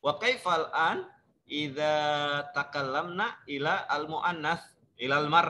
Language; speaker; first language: Arabic; non-native, fluent; Indonesian